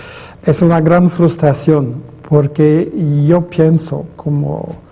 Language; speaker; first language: Spanish; non-native, fluent; French